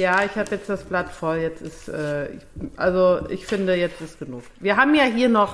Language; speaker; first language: German; native; German